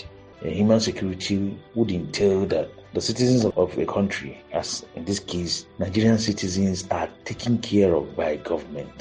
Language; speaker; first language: English; non-native, local second language; Igbo